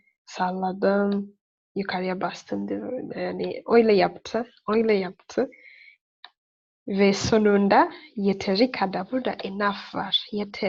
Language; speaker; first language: Turkish; non-native, learner; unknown